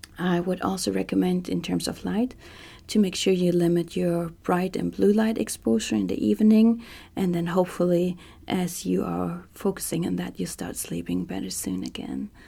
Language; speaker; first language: English; non-native, fluent; German